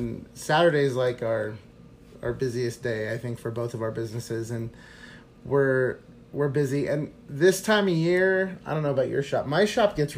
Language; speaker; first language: English; native; English